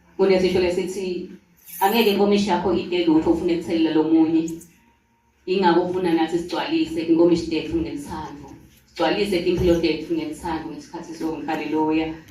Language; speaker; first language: Zulu; non-native, local second language; Swati